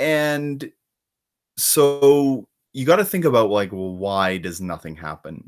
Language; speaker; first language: English; native; English